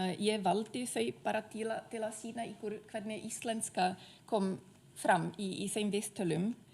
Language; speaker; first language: Icelandic; non-native, fluent; Czech